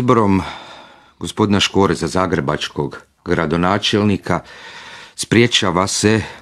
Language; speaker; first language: Croatian; native; Croatian